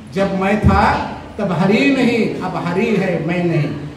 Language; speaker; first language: Hindi; non-native, local second language; Marathi